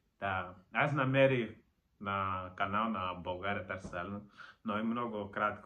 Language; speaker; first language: Bulgarian; non-native, learner; Macedonian